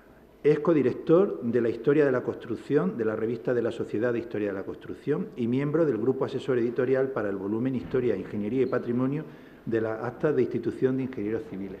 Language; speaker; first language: Spanish; native; Spanish